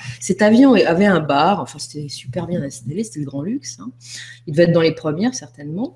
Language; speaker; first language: French; native; French